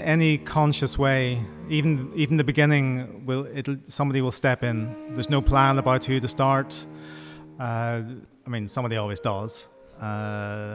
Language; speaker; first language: English; native; English